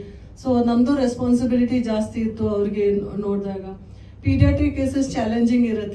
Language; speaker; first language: Kannada; non-native, fluent; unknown